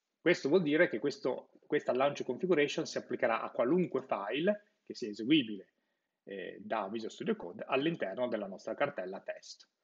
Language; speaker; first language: Italian; native; Italian